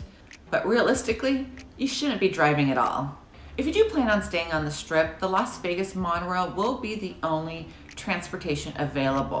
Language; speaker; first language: English; native; English